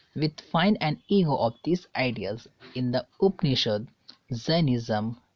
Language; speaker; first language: English; non-native, local second language; Hindi